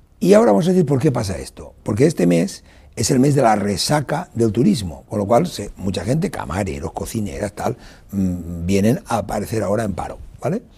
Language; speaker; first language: Spanish; non-native, local second language; Catalan